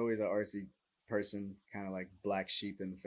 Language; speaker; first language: English; native; English